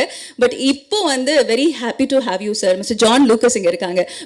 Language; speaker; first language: Tamil; native; Tamil